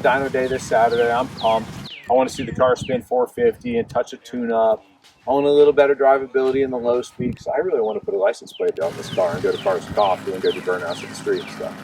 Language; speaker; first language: English; native; English